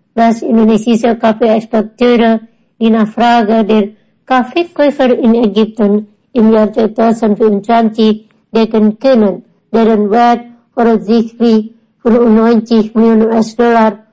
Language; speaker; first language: German; non-native, fluent; Indonesian